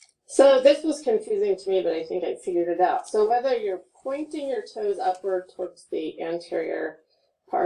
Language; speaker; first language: English; native; English